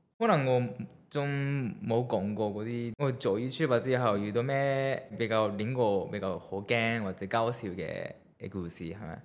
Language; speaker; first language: Cantonese; non-native, fluent; Japanese